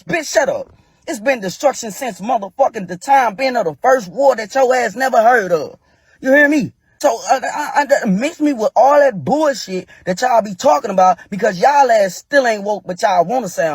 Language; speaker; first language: English; native; English